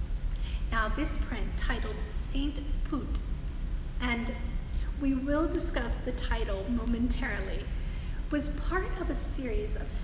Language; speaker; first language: English; native; English